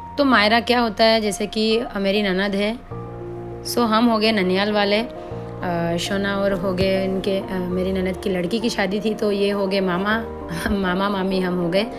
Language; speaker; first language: Hindi; non-native, local second language; Bangla